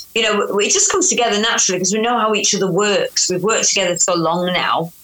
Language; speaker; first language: English; native; English